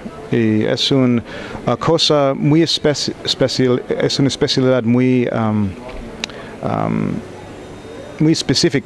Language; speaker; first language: Spanish; non-native, learner; English